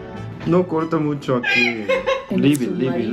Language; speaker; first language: Spanish; non-native, learner; Korean